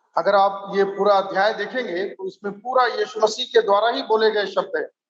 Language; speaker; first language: Hindi; non-native, local second language; Marathi